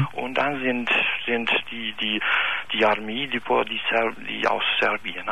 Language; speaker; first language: German; non-native, learner; Albanian